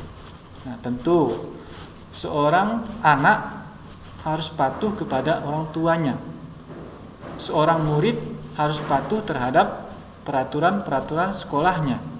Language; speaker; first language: Indonesian; native; Indonesian